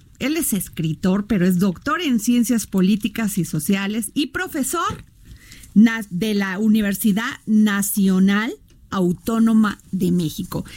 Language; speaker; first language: Spanish; native; Spanish